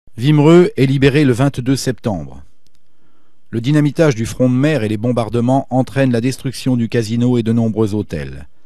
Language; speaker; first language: French; native; French